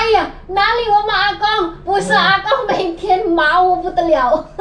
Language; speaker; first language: Chinese; non-native, learner; Indonesian